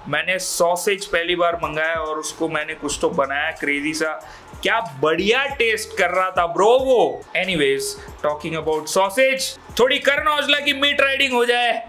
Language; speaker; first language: Hindi; non-native, local second language; Malayalam